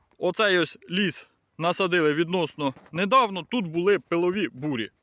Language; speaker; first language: Ukrainian; native; Ukrainian